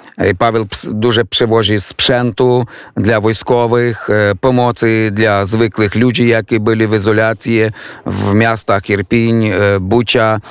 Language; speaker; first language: Polish; non-native, fluent; Ukrainian